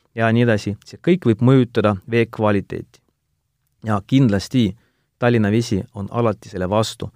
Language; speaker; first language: Estonian; non-native, local second language; Russian